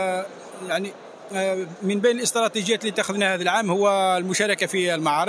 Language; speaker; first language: Arabic; native; Arabic